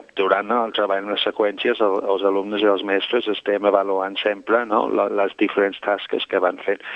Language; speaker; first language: Catalan; non-native, fluent; English